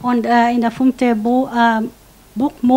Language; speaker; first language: German; non-native, fluent; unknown